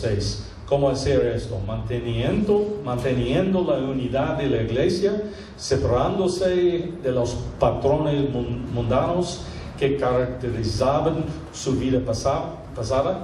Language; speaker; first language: Spanish; non-native, fluent; English